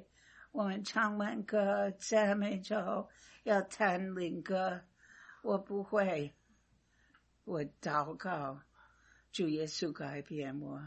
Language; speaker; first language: Chinese; non-native, fluent; English